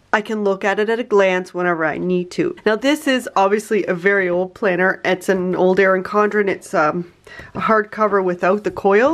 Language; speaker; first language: English; native; English